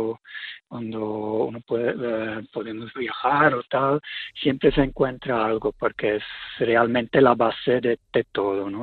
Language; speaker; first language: Spanish; non-native, fluent; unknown